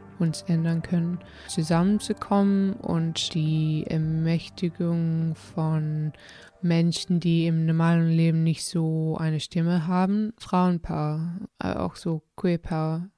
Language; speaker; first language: German; early bilingual, heritage; English